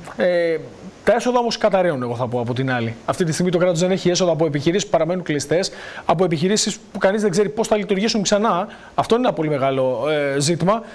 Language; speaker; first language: Greek; native; Greek